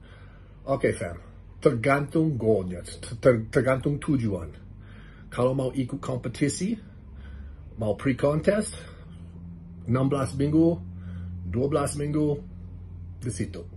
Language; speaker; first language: Indonesian; non-native, learner; English